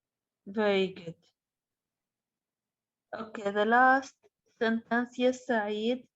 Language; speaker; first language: English; non-native, fluent; Arabic